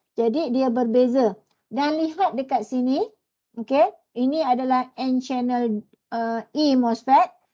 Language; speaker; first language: Malay; native; Malay